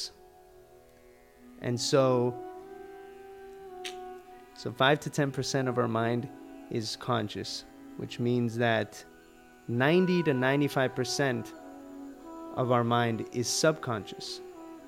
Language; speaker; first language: English; early bilingual, other home language; Spanish